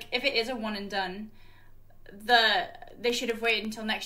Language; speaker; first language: English; native; English